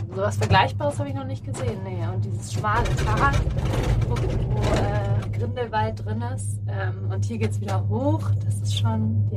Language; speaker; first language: German; native; German